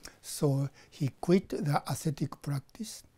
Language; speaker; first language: English; non-native, fluent; Japanese